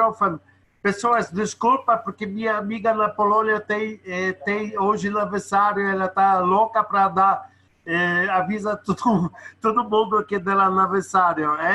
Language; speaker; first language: Portuguese; non-native, learner; Polish